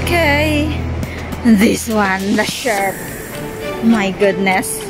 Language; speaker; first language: English; non-native, learner; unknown